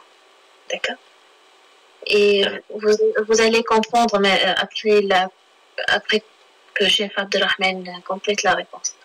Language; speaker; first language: French; non-native, learner; Arabic